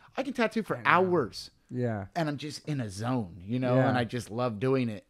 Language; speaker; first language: English; native; English